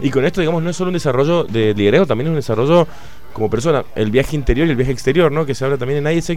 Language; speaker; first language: Spanish; native; Spanish